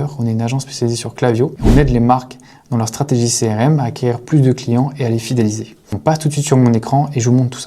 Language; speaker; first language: French; native; French